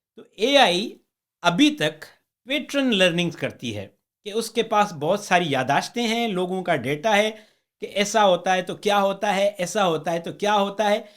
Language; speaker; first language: Urdu; native; Urdu